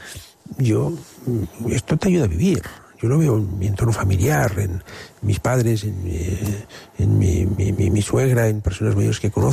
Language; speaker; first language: Spanish; non-native, local second language; Catalan